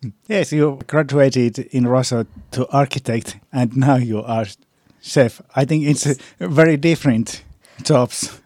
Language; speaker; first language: English; non-native, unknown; Finnish